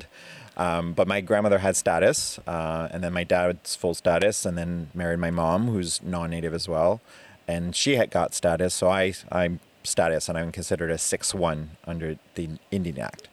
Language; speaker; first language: English; non-native, fluent; French